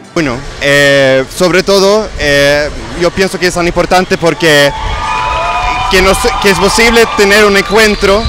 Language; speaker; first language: Spanish; non-native, learner; Swedish